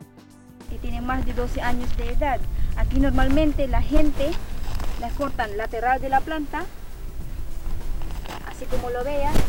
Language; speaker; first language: Spanish; non-native, fluent; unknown